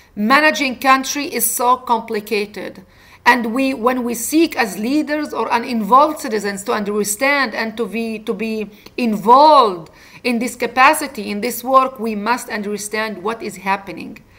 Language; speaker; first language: English; non-native, fluent; Arabic